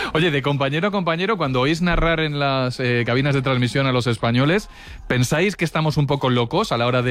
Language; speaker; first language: Spanish; native; Spanish